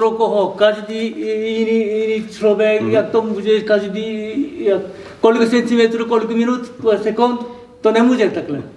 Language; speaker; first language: Czech; non-native, learner; Korean